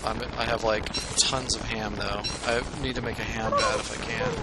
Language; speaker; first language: English; native; English